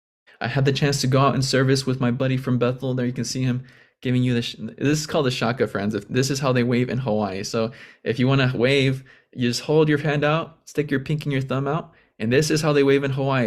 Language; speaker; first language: English; native; English